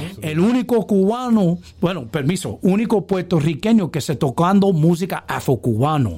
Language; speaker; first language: Spanish; early bilingual, heritage; Spanish